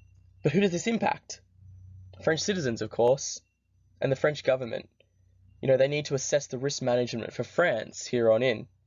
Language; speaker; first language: English; native; English